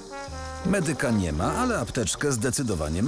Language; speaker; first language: Polish; native; Polish